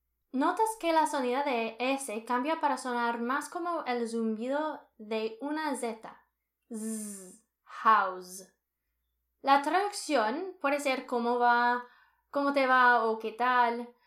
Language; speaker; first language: Spanish; non-native, fluent; English